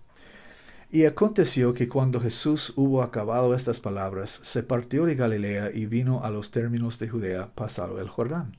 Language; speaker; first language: Spanish; non-native, learner; English